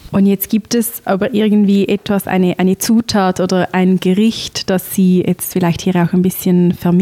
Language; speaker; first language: German; native; German